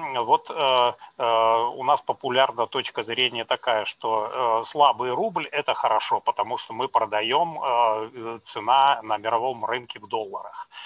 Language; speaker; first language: Russian; native; Russian